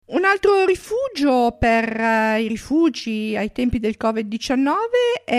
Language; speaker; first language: Italian; native; Italian